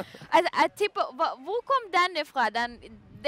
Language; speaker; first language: Norwegian; non-native, learner; Lithuanian